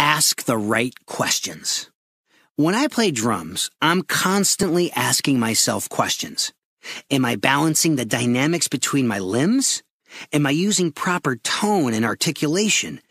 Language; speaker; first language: English; native; English